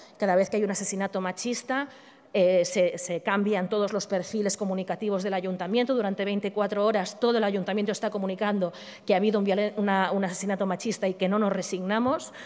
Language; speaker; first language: Spanish; native; Spanish